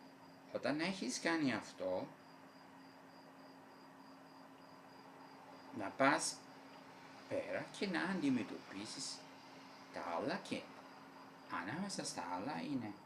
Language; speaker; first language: Greek; non-native, fluent; Italian